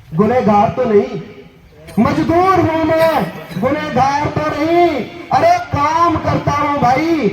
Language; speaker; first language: Hindi; non-native, local second language; Punjabi